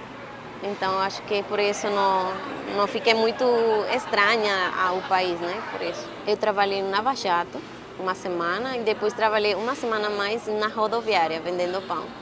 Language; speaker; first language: Portuguese; non-native, learner; Spanish